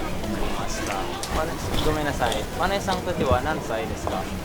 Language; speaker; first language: Japanese; non-native, learner; Indonesian